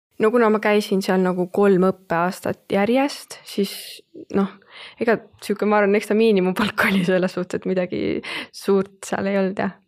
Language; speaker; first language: Estonian; native; Estonian